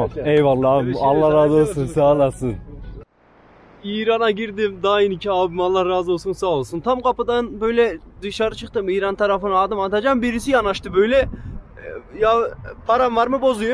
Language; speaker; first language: Turkish; native; Turkish